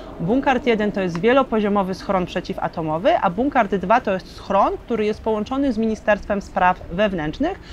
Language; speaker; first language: Polish; native; Polish